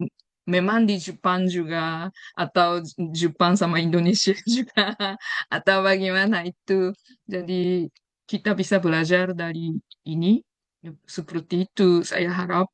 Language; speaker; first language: Indonesian; non-native, fluent; Japanese